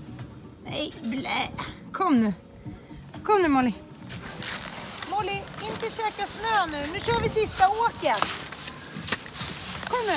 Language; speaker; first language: Swedish; native; Swedish